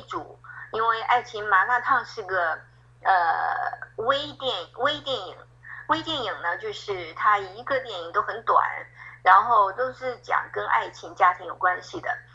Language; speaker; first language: Chinese; native; Chinese